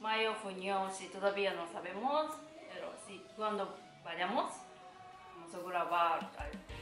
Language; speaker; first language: Spanish; non-native, learner; Japanese